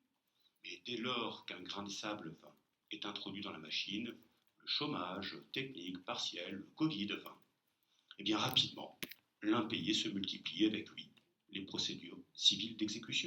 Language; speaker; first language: French; native; French